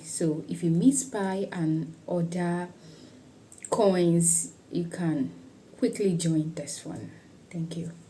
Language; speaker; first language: English; non-native, local second language; Igbo